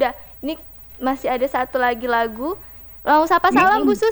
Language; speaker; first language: Indonesian; native; Indonesian